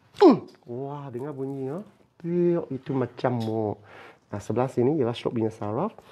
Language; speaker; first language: Malay; non-native, local second language; Chinese